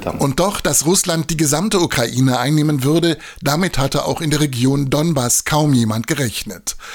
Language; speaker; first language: German; native; German